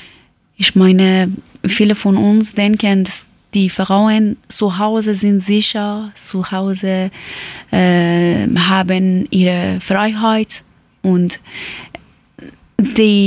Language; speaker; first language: German; non-native, learner; Persian